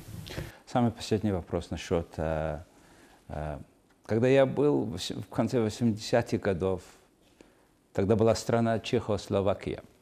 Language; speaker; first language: Russian; non-native, fluent; Mongolian